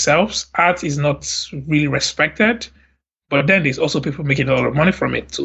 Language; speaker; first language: English; non-native, local second language; Igbo